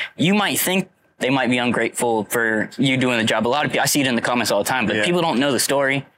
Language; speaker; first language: English; native; English